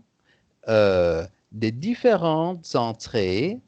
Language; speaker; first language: French; native; French